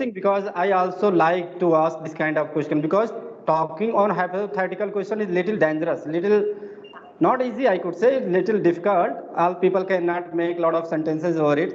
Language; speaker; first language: English; non-native, fluent; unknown